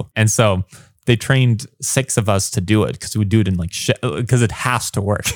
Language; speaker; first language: English; native; English